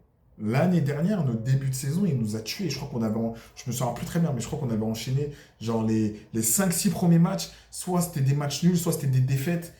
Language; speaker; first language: French; native; French